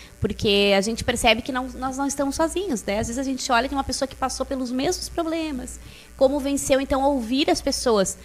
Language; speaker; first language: Portuguese; native; Portuguese